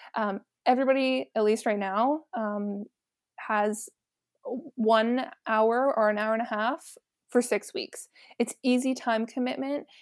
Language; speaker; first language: English; native; English